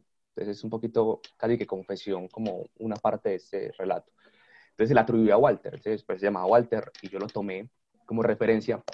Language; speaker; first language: Spanish; native; Spanish